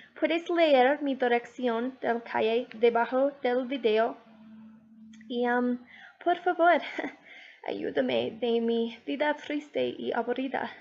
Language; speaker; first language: Spanish; non-native, learner; English